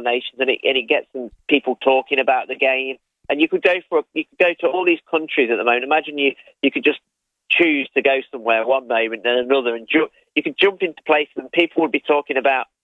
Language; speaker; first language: English; native; English